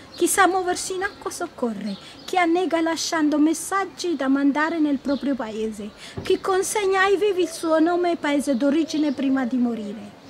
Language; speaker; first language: Italian; non-native, fluent; Tigrinya